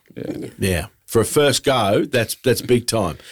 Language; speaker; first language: English; native; English